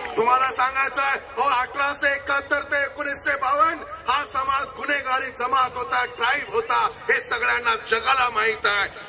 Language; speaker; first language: Marathi; non-native, local second language; Lambadi